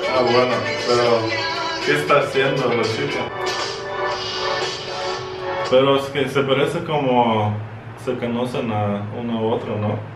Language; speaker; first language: Spanish; non-native, fluent; Russian